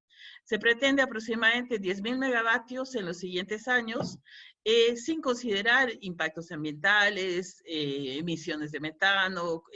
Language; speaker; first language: Spanish; native; Spanish